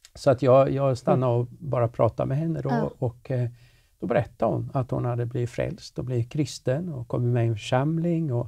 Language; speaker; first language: Swedish; native; Swedish